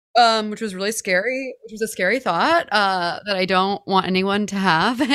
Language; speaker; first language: English; native; English